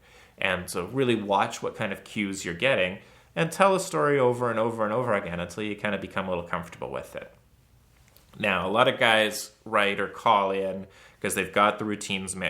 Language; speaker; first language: English; native; English